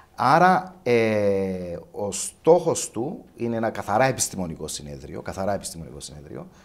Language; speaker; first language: Greek; native; Greek